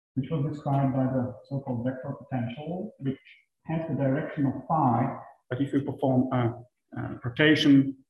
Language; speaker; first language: English; non-native, fluent; Czech